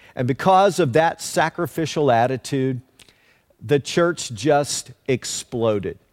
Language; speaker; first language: English; native; English